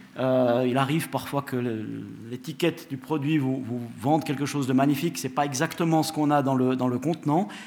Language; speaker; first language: French; native; French